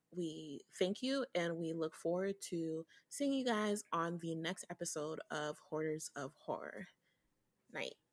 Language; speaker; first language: English; early bilingual, other home language; Haitian Creole